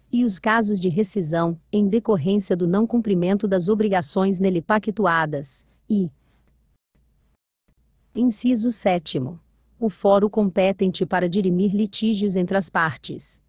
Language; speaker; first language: Portuguese; native; Portuguese